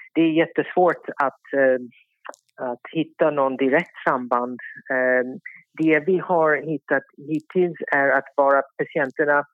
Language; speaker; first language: Swedish; non-native, fluent; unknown